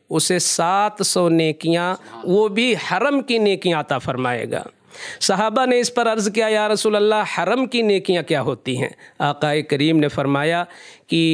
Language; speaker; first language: Hindi; native; Hindi